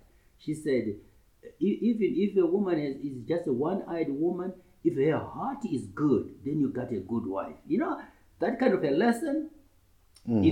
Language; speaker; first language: English; non-native, local second language; Shona